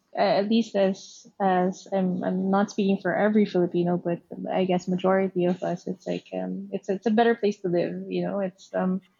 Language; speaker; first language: English; non-native, local second language; Filipino